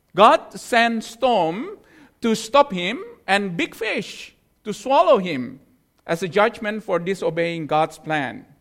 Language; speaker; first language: English; non-native, fluent; Indonesian